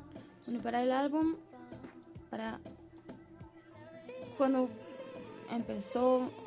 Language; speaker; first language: Spanish; non-native, learner; English